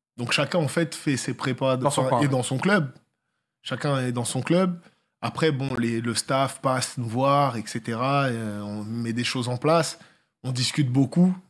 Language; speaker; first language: French; native; French